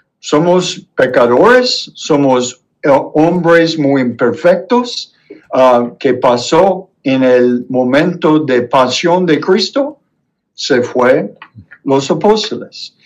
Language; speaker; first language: Spanish; non-native, fluent; English